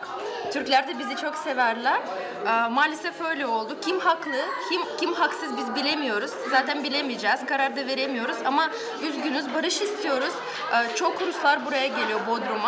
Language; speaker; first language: Turkish; non-native, fluent; Russian